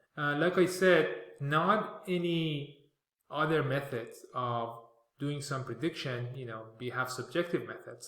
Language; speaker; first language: English; non-native, fluent; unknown